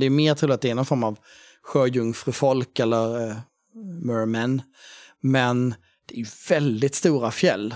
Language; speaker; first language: Swedish; native; Swedish